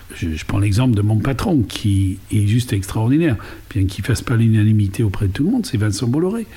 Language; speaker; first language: French; non-native, fluent; English